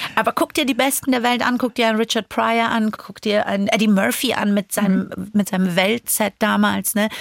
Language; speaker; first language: German; early bilingual, other home language; Persian